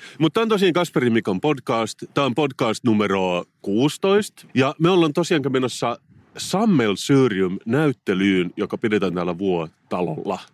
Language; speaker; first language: Finnish; native; Finnish